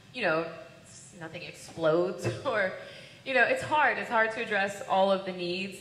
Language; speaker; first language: English; native; English